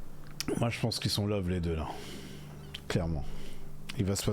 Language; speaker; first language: French; native; French